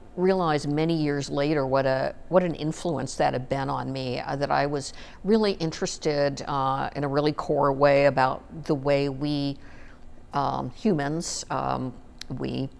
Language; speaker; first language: English; native; English